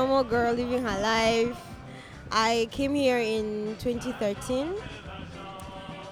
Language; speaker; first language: English; non-native, local second language; Hausa